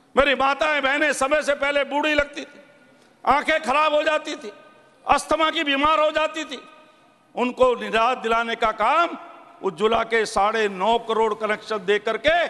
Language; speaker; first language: Hindi; native; Hindi